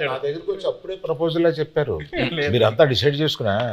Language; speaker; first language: Telugu; native; Telugu